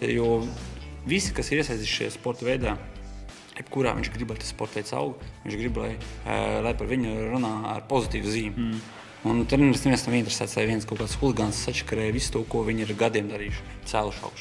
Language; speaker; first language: Latvian; native; Latvian